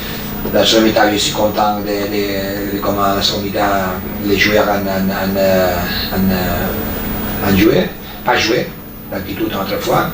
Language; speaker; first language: French; non-native, fluent; Spanish